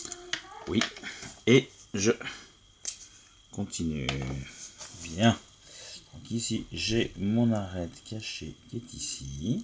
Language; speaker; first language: French; native; French